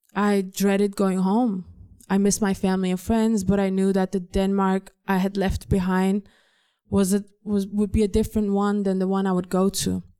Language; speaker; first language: English; non-native, fluent; Danish